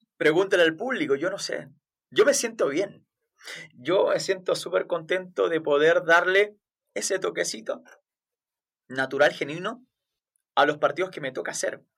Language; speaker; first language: Spanish; native; Spanish